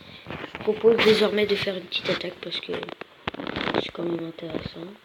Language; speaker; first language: French; native; French